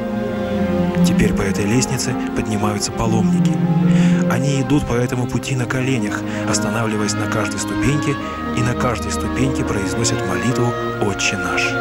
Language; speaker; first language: Russian; native; Russian